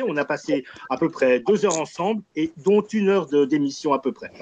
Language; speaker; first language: French; native; French